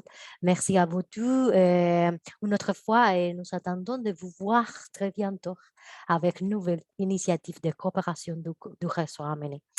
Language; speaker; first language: French; non-native, fluent; Spanish